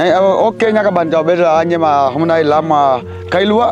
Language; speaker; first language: Vietnamese; non-native, learner; Portuguese